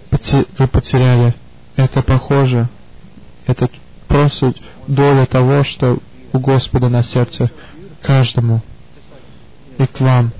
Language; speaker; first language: Russian; early bilingual, heritage; Russian